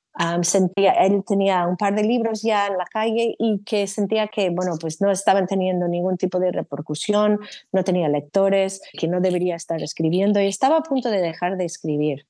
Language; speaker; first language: Spanish; non-native, fluent; English